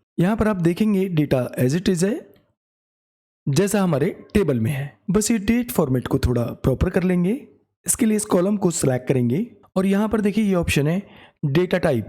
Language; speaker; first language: Hindi; native; Hindi